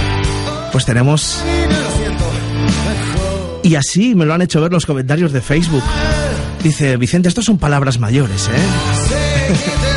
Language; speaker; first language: Spanish; native; Spanish